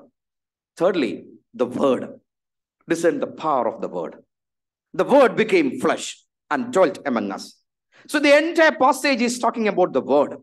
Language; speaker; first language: English; non-native, local second language; Malayalam